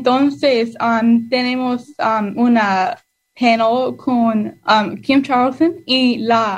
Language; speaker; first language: Spanish; non-native, learner; English